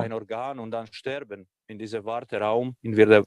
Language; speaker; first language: German; non-native, learner; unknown